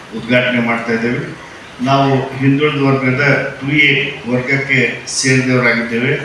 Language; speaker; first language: Kannada; non-native, local second language; Marathi